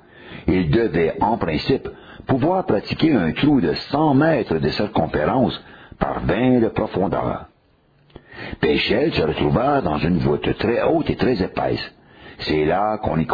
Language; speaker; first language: French; native; French